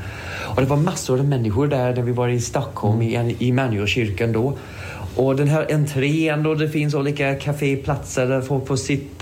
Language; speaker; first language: Swedish; non-native, fluent; English